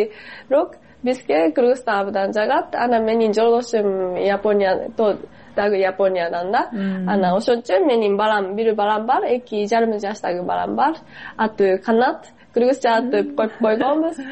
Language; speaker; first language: Kyrgyz; non-native, fluent; Japanese